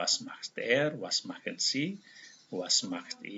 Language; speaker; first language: German; non-native, fluent; Indonesian